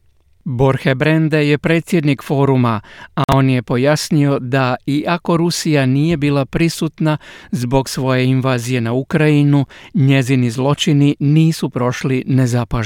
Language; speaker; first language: Croatian; native; Croatian